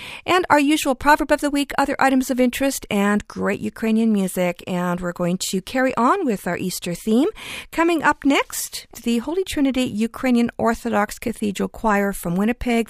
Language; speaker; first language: English; early bilingual, other home language; Ukrainian